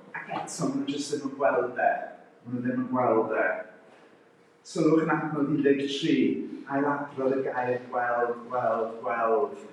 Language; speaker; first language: Welsh; native; Welsh